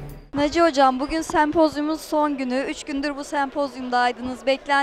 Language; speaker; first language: Turkish; native; Turkish